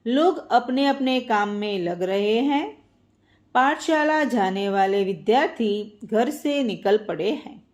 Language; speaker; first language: Hindi; non-native, local second language; Gujarati